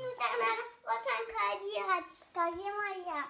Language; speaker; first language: Russian; native; Russian